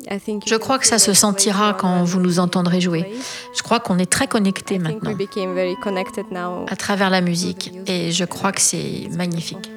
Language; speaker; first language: French; non-native, fluent; Ukrainian